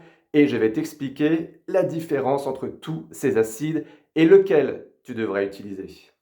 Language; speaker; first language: French; native; French